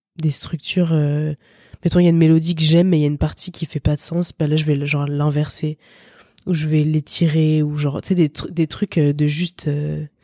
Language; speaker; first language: French; native; French